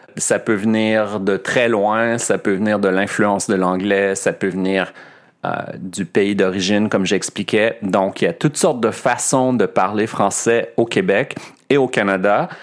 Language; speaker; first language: French; native; French